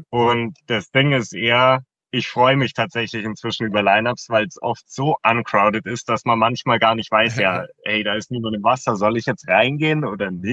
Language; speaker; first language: German; native; German